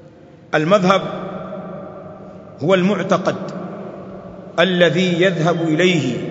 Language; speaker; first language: Arabic; non-native, fluent; Swahili